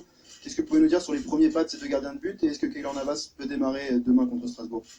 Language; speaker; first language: French; native; French